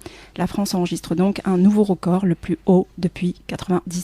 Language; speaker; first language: French; native; French